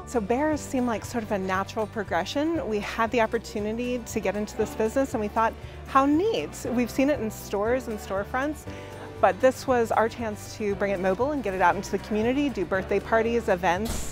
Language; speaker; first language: English; native; English